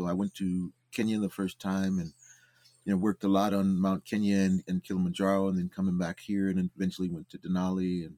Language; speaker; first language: English; native; English